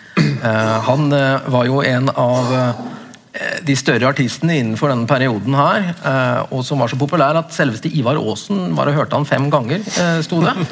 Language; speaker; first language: Norwegian; native; Norwegian